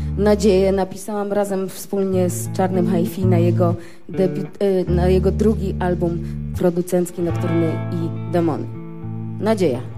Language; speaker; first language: Polish; native; Polish